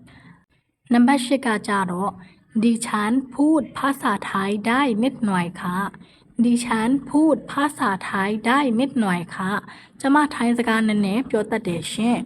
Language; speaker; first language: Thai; non-native, fluent; Burmese